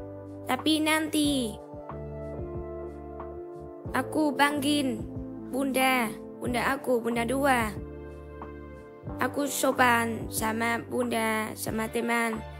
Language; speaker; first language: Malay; non-native, learner; Vietnamese